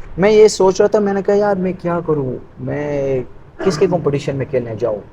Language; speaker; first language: Urdu; non-native, local second language; Pashto